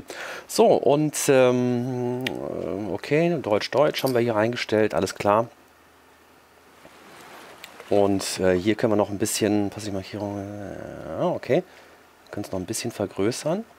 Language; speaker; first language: German; native; German